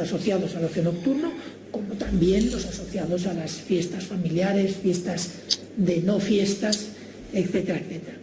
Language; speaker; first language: Spanish; native; Spanish